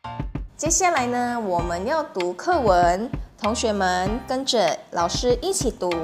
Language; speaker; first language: Chinese; non-native, fluent; Indonesian